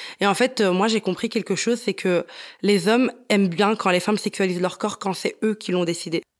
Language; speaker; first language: French; early bilingual, other home language; Italian